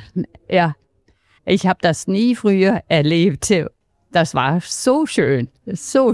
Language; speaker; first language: German; non-native, fluent; Danish